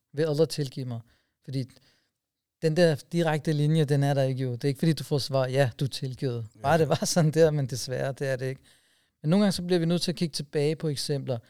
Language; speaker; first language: Danish; early bilingual, other home language; Urdu